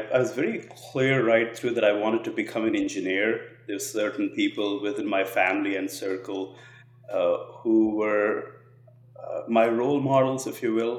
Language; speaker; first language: English; non-native, local second language; Telugu